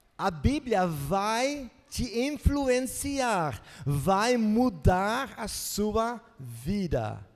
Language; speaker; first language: Portuguese; non-native, fluent; Dutch